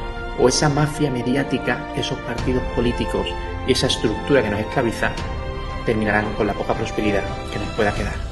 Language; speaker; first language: Spanish; native; Spanish